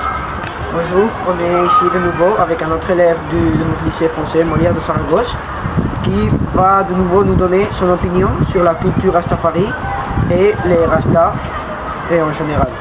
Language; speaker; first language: French; non-native, fluent; Spanish